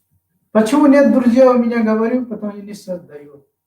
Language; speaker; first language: Russian; non-native, fluent; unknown